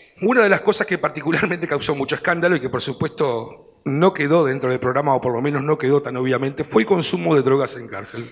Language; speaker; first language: Spanish; native; Spanish